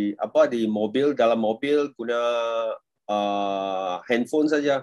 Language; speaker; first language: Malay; non-native, local second language; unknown